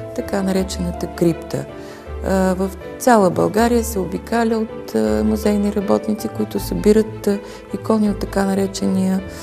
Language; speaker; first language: Bulgarian; native; Bulgarian